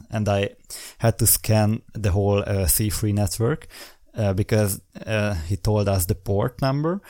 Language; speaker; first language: English; non-native, fluent; Hungarian